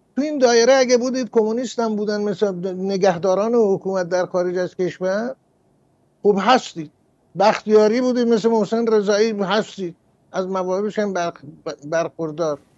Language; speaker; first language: Persian; native; Persian